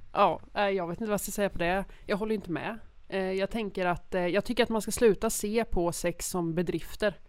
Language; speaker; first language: Swedish; native; Swedish